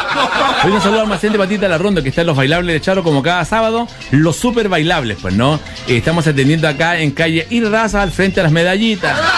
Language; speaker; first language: Spanish; native; Spanish